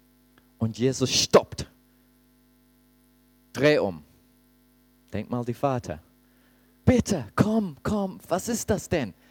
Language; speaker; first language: German; non-native, fluent; English